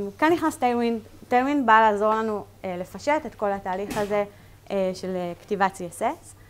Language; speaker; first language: Hebrew; native; Hebrew